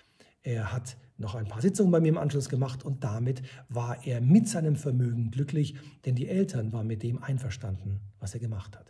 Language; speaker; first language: German; native; German